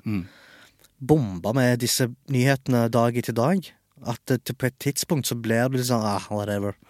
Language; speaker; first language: Norwegian; early bilingual, other home language; Arabic